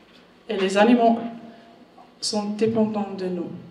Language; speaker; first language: French; non-native, learner; German